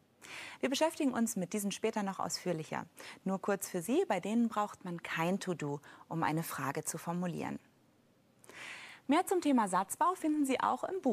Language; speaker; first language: German; native; German